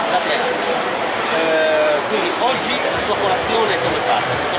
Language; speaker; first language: Italian; native; Italian